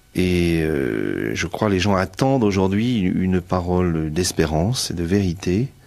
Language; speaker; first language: French; native; French